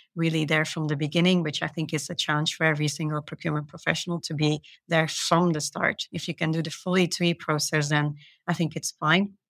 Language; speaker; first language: English; non-native, fluent; Dutch